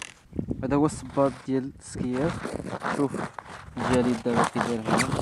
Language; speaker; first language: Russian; non-native, learner; Arabic